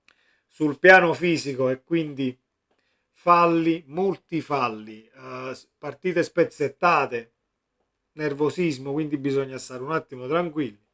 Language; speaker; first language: Italian; native; Italian